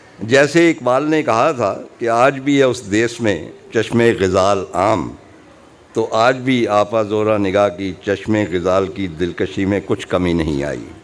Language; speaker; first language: Urdu; non-native, local second language; Punjabi